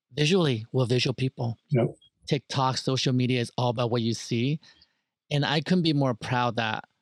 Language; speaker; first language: English; early bilingual, other home language; Chinese